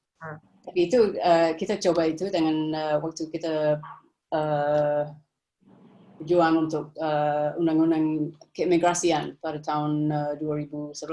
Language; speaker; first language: Indonesian; non-native, fluent; English